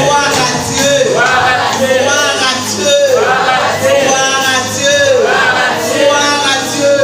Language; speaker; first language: French; non-native, local second language; Haitian Creole